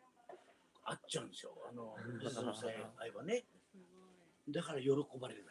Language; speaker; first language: Japanese; native; Japanese